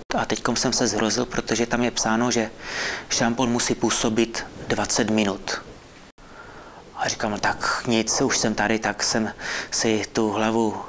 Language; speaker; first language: Czech; native; Czech